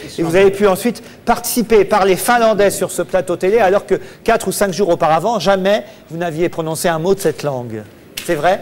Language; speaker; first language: French; native; French